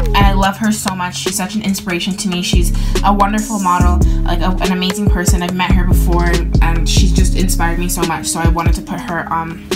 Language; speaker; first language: English; native; English